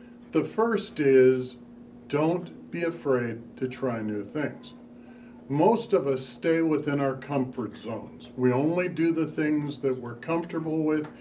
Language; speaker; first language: English; native; English